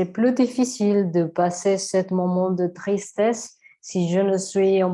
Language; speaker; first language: French; non-native, learner; Spanish